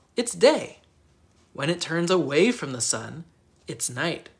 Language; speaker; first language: English; native; English